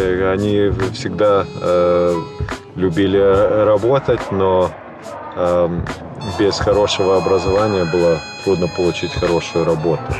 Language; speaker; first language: Russian; early bilingual, heritage; Russian